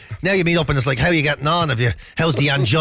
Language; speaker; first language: English; native; English